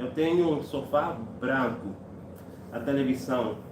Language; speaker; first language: Portuguese; non-native, learner; English